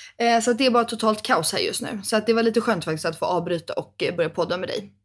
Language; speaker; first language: Swedish; native; Swedish